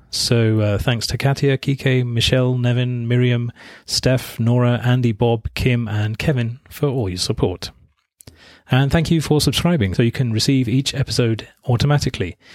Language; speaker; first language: English; native; English